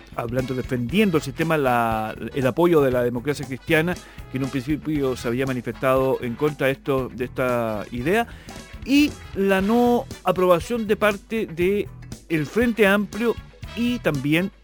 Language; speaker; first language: Spanish; native; Spanish